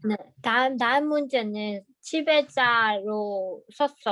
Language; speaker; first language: Korean; non-native, learner; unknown